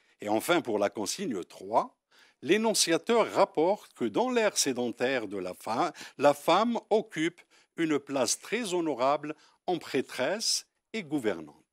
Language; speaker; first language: French; non-native, local second language; Arabic